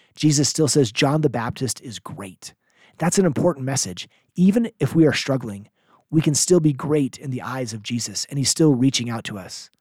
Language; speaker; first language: English; native; English